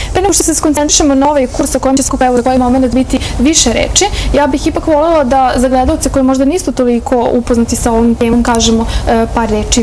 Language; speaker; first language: Serbian; native; Serbian